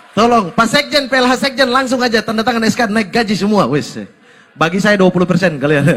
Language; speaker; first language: Indonesian; native; Indonesian